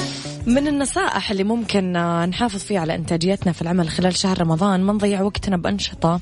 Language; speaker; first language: Arabic; native; Arabic